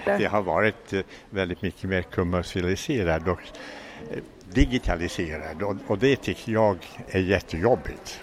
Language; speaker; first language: Swedish; non-native, fluent; English